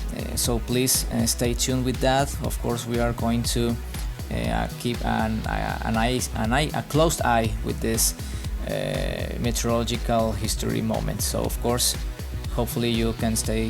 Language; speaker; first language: English; non-native, fluent; Spanish